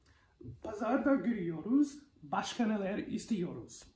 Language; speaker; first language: Turkish; non-native, learner; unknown